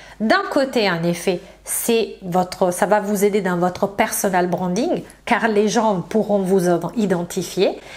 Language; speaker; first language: French; non-native, fluent; Italian